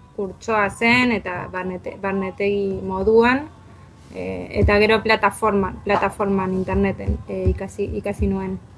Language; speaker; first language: Basque; non-native, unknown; Spanish